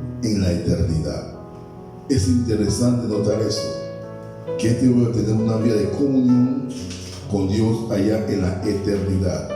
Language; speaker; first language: Spanish; native; Spanish